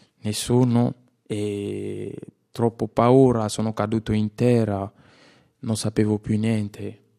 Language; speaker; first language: Italian; non-native, fluent; Lingala